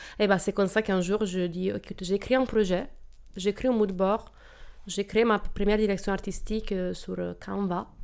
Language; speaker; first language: French; non-native, fluent; Italian